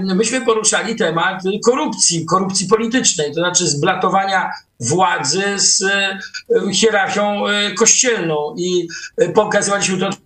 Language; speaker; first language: Polish; native; Polish